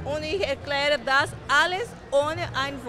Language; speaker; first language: German; non-native, fluent; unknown